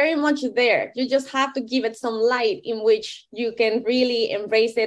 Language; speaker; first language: English; non-native, fluent; Spanish